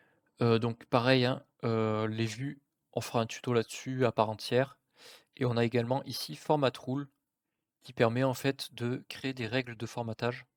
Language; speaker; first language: French; native; French